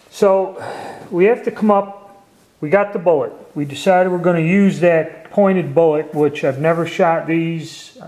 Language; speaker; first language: English; native; English